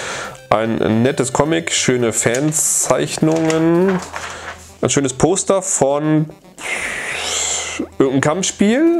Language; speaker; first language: German; native; German